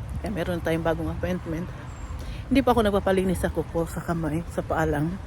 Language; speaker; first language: Filipino; non-native, local second language; Cebuano